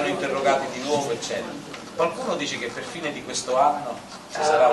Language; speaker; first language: Italian; native; Italian